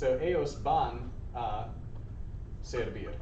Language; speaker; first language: Spanish; non-native, learner; English